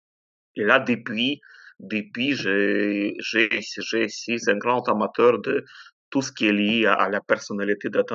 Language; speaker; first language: French; non-native, fluent; Ukrainian